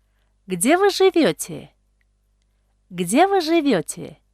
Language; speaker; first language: Russian; non-native, fluent; Tajik